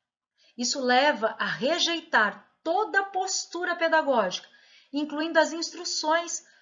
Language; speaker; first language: Portuguese; native; Portuguese